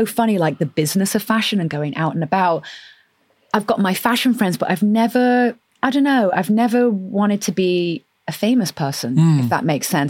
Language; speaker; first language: English; native; English